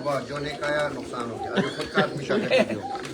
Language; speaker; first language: Hindi; non-native, learner; Arabic